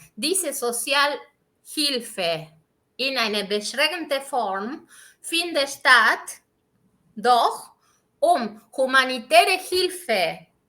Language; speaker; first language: German; non-native, fluent; Spanish